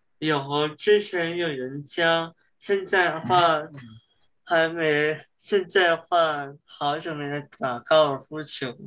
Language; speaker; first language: Chinese; early bilingual, heritage; English